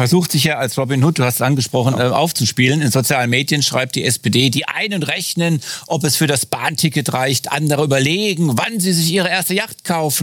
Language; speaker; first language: German; native; German